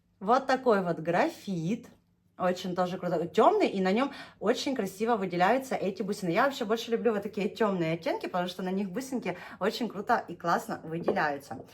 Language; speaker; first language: Russian; native; Russian